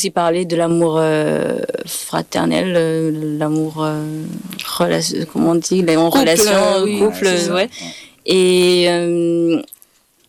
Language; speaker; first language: French; non-native, local second language; Rundi